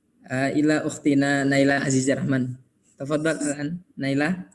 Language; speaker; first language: Arabic; non-native, learner; Indonesian